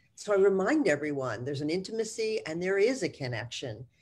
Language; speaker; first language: English; native; English